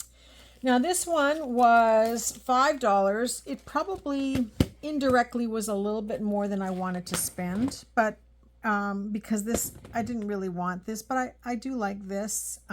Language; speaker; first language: English; native; English